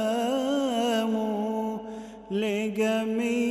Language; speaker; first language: Arabic; native; Arabic